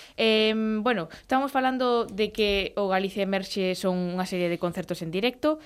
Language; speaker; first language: Galician; native; Galician